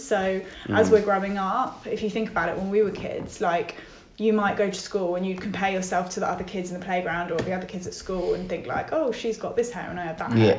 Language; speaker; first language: English; native; English